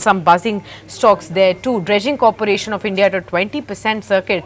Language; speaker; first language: English; non-native, local second language; Hindi